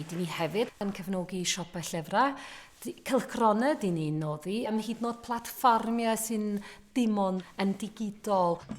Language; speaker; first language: Welsh; non-native, fluent; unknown